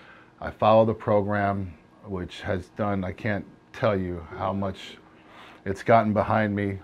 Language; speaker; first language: English; native; English